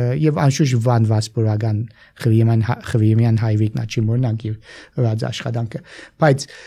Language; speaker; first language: Armenian; early bilingual, heritage; Armenian